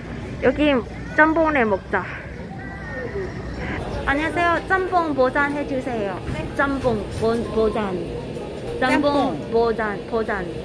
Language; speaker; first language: Korean; non-native, learner; Cantonese